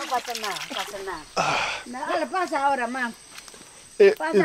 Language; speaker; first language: Spanish; native; Spanish